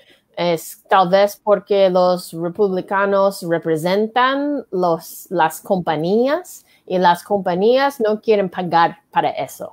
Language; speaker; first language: Spanish; non-native, learner; English